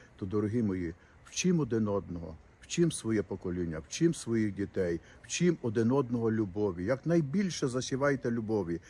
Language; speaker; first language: Ukrainian; native; Ukrainian